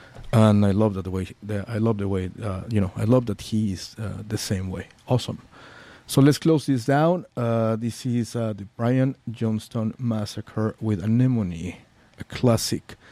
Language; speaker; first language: English; non-native, fluent; Spanish